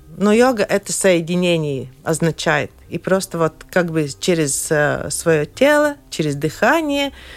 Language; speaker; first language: Russian; non-native, learner; Latvian